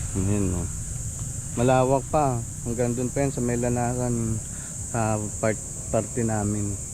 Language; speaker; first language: Filipino; non-native, local second language; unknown